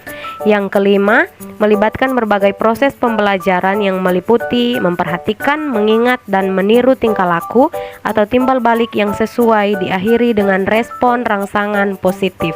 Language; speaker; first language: Indonesian; native; Indonesian